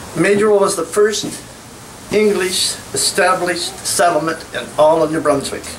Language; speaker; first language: English; native; English